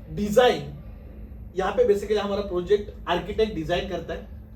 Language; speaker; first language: Hindi; non-native, local second language; Marathi